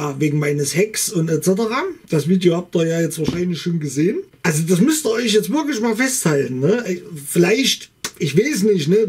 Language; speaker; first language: German; native; German